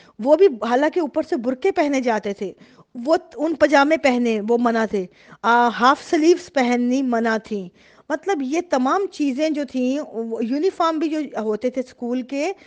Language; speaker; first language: Urdu; native; Urdu